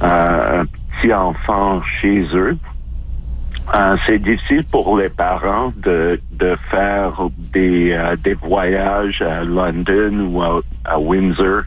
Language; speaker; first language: French; non-native, fluent; English